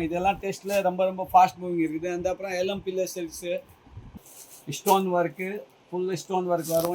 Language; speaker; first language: Tamil; non-native, fluent; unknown